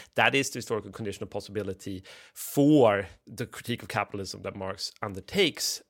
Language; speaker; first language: English; non-native, fluent; Swedish